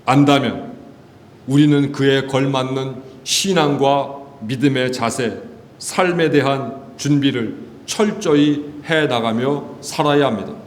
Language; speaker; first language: Korean; native; Korean